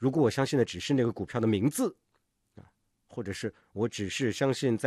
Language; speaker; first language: Chinese; native; Chinese